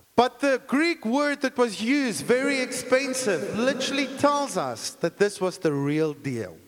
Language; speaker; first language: English; non-native, local second language; Afrikaans